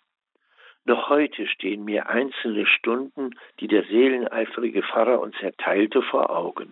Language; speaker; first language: German; native; German